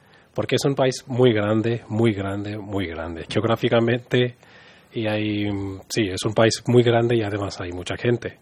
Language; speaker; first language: Spanish; non-native, fluent; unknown